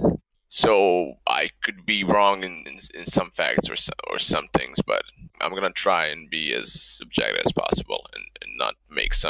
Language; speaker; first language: English; non-native, fluent; Bosnian